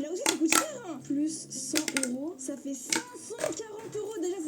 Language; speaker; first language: French; native; French